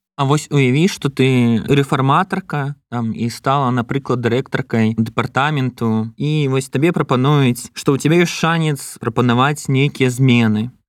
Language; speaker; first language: Belarusian; non-native, local second language; Russian